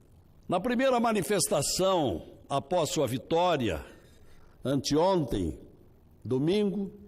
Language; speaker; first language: Portuguese; native; Portuguese